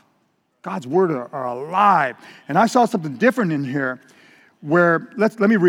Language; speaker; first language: English; native; English